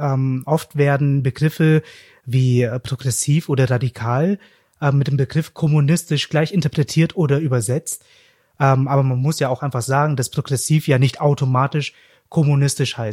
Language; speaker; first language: German; native; German